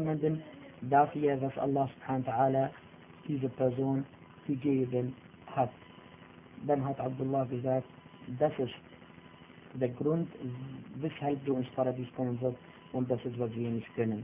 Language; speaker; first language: German; non-native, fluent; Arabic